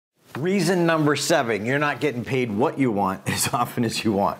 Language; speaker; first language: English; native; English